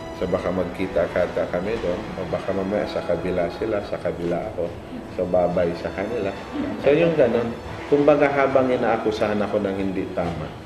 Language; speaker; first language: Filipino; non-native, local second language; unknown